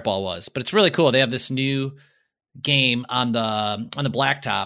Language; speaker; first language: English; early bilingual, other home language; Polish